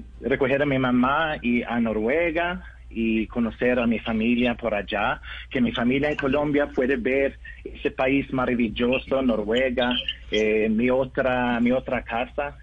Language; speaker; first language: Spanish; non-native, learner; Norwegian